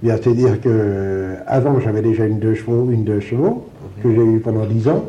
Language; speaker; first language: French; native; French